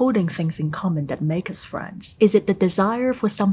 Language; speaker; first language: English; non-native, fluent; Chinese